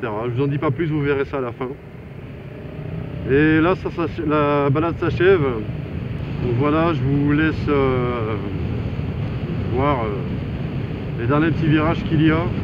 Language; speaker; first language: French; native; French